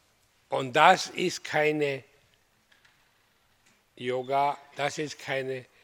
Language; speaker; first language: German; non-native, learner; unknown